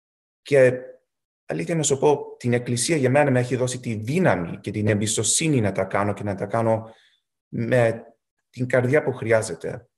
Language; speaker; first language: Greek; early bilingual, heritage; Greek